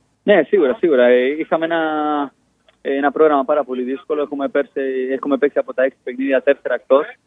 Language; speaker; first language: Greek; non-native, fluent; Spanish